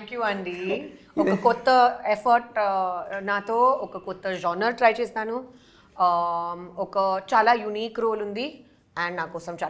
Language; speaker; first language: Telugu; non-native, local second language; Hindi